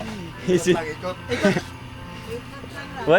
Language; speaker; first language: English; non-native, learner; French